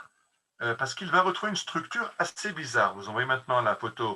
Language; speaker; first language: French; native; French